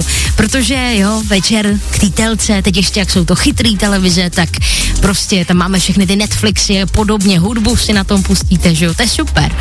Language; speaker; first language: Czech; native; Czech